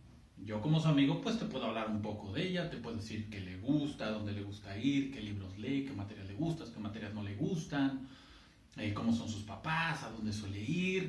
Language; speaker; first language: Spanish; native; Spanish